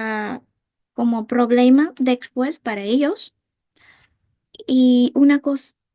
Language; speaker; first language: Spanish; non-native, fluent; Vietnamese